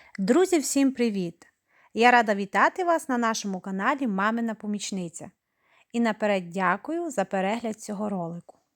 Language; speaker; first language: Ukrainian; native; Ukrainian